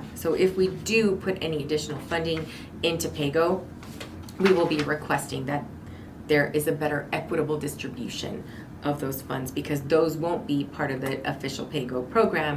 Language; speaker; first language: English; native; English